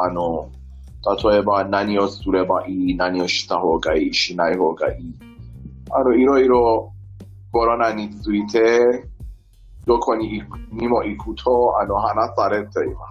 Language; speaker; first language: Japanese; non-native, learner; Persian